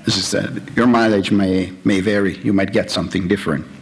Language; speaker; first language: English; non-native, fluent; Italian